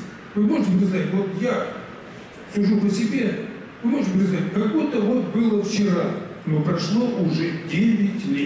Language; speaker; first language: Russian; native; Russian